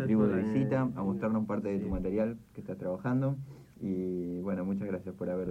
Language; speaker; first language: Spanish; native; Spanish